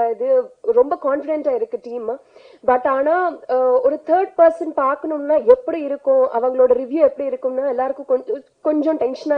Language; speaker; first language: Tamil; non-native, learner; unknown